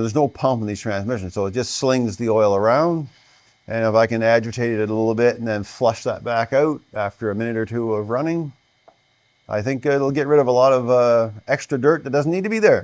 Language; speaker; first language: English; native; English